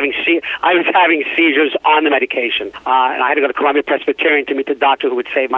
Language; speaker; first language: English; native; English